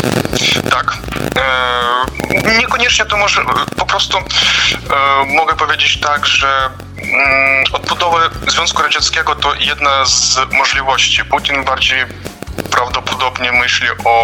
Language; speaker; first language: Polish; non-native, fluent; Ukrainian